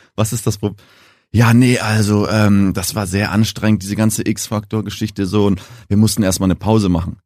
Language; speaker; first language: German; early bilingual, heritage; German